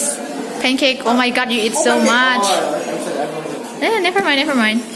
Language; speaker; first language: English; non-native, learner; Indonesian